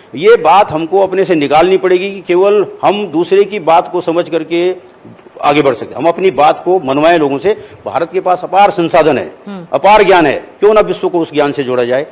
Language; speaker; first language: Hindi; native; Hindi